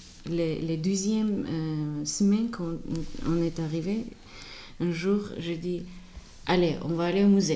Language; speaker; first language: French; non-native, fluent; Armenian